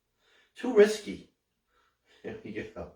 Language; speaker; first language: English; native; English